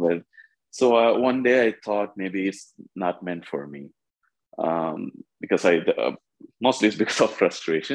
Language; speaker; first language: English; non-native, local second language; Tamil